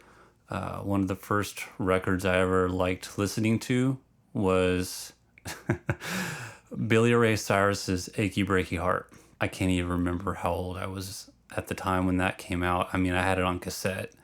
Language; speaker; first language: English; native; English